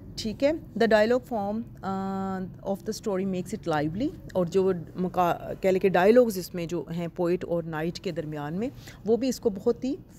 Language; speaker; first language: Urdu; non-native, local second language; Punjabi